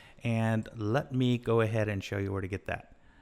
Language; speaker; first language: English; native; English